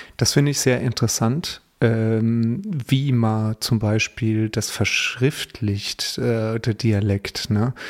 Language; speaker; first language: German; native; German